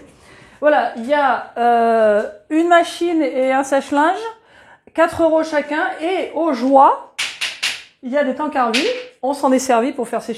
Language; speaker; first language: French; native; French